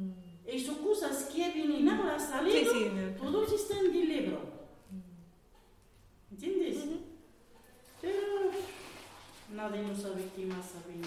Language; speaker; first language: Spanish; non-native, learner; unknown